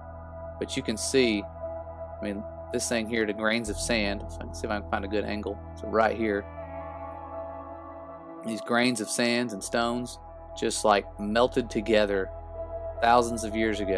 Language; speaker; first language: English; native; English